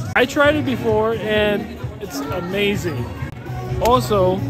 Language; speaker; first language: English; early bilingual, other home language; Spanish